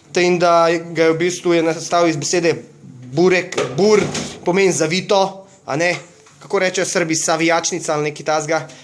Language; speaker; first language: Slovenian; early bilingual, other home language; Serbian